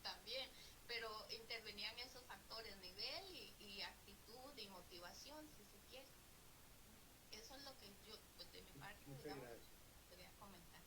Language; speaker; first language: Spanish; native; Spanish